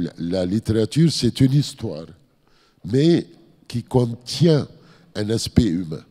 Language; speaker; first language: French; non-native, fluent; Arabic